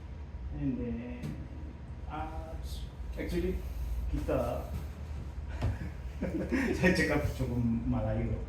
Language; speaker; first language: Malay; non-native, learner; Nepali